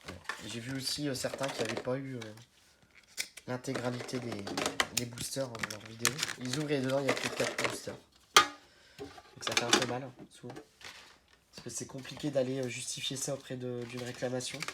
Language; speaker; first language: French; native; French